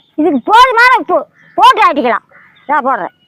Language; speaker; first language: Tamil; native; Tamil